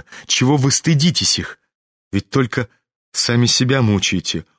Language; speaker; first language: Russian; native; Russian